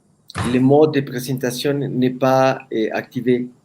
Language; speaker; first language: French; non-native, learner; Spanish